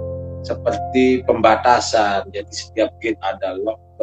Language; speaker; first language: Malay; non-native, local second language; Sasak